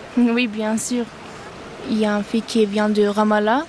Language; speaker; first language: French; non-native, learner; Arabic